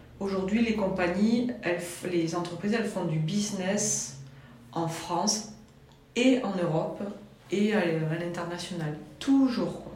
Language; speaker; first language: French; native; French